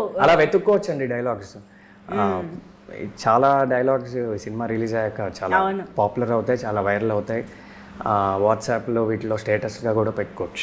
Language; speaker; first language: Telugu; native; Telugu